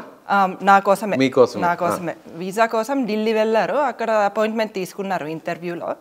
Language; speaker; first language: Telugu; non-native, fluent; Finnish